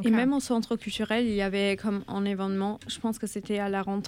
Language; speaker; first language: French; non-native, fluent; German